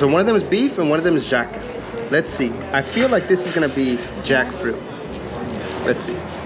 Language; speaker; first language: English; native; English